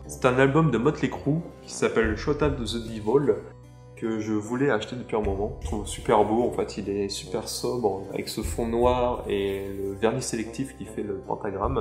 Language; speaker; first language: French; native; French